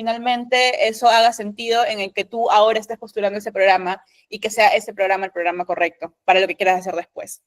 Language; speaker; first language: Spanish; native; Spanish